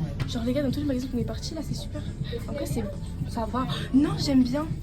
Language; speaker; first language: French; native; French